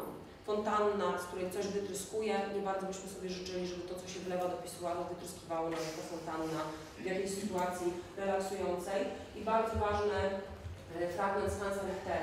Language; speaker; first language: Polish; native; Polish